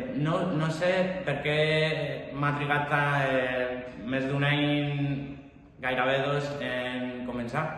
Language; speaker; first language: Catalan; non-native, local second language; Spanish